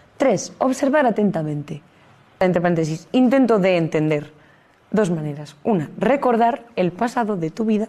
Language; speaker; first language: Spanish; native; Spanish